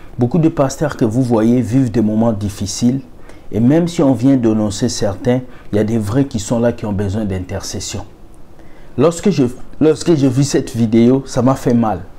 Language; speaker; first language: French; non-native, local second language; Lingala